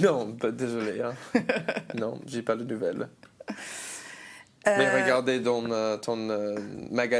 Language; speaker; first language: French; non-native, learner; English